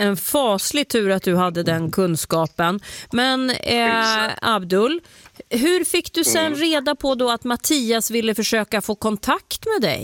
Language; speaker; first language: Swedish; native; Swedish